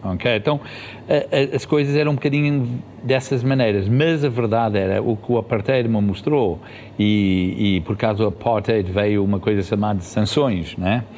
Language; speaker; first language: Portuguese; early bilingual, heritage; Portuguese